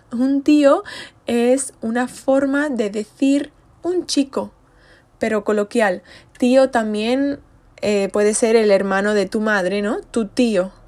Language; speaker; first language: Spanish; native; Spanish